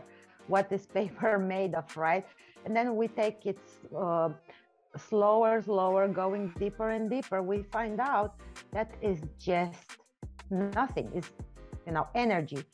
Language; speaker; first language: English; non-native, fluent; Romanian